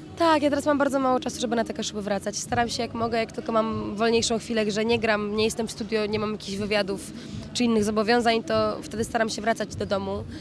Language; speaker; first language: Polish; native; Polish